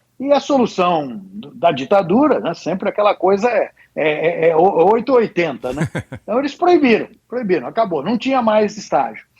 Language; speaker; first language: Portuguese; native; Portuguese